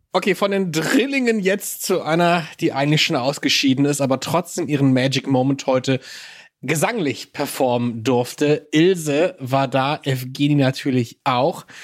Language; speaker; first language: German; native; German